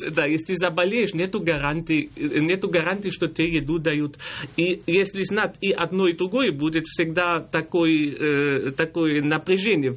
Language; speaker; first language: Russian; non-native, fluent; German